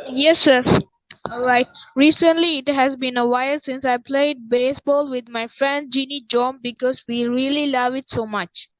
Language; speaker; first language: English; non-native, learner; Tamil